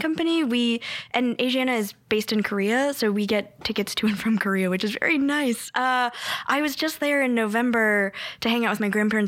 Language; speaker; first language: English; early bilingual, other home language; Korean